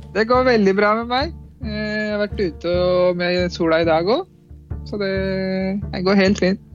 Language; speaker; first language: Norwegian; early bilingual, other home language; Punjabi